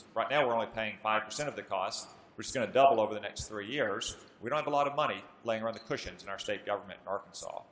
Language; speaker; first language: English; native; English